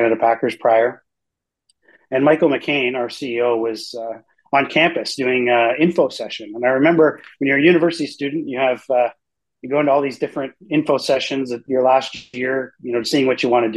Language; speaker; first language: English; native; English